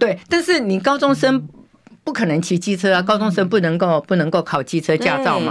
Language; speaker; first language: Chinese; native; Chinese